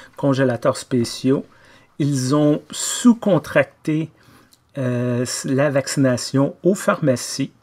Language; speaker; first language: French; native; French